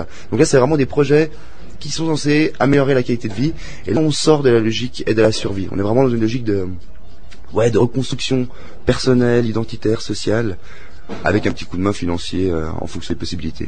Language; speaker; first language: French; native; French